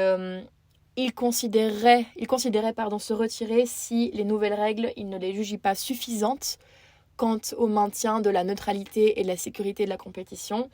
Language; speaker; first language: French; native; French